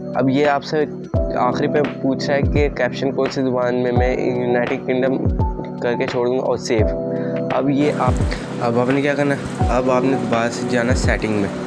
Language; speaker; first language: Urdu; native; Urdu